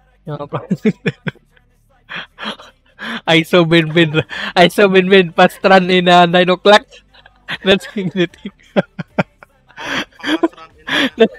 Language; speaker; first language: English; non-native, learner; Filipino